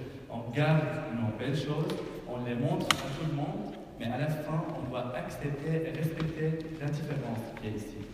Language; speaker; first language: French; non-native, fluent; Arabic